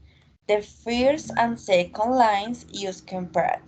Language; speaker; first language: English; non-native, learner; Spanish